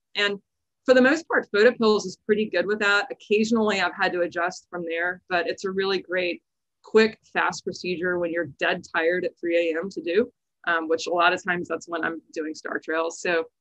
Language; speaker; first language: English; native; English